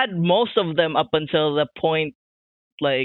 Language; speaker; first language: English; non-native, local second language; Filipino